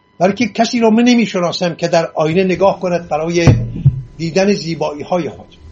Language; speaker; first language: Persian; non-native, local second language; Assyrian Neo-Aramaic